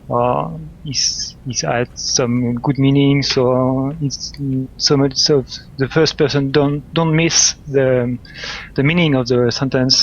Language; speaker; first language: English; non-native, learner; French